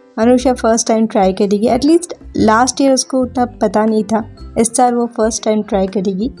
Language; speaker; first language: Hindi; native; Hindi